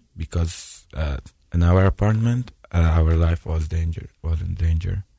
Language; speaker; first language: English; non-native, fluent; Persian